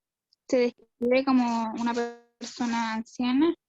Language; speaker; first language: Spanish; native; Spanish